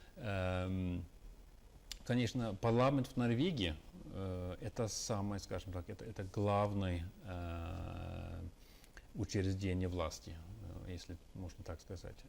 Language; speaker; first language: Russian; non-native, fluent; Norwegian